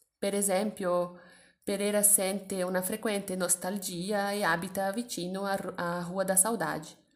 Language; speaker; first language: Italian; non-native, fluent; Portuguese